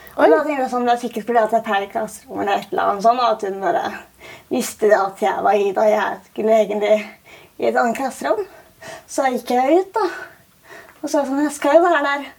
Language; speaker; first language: Norwegian; native; Norwegian